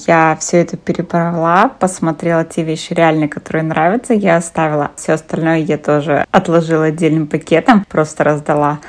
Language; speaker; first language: Russian; native; Russian